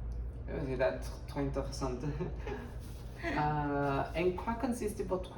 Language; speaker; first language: French; non-native, learner; Spanish